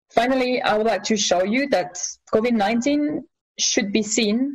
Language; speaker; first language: English; non-native, fluent; French